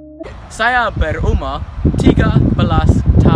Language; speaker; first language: Indonesian; non-native, learner; English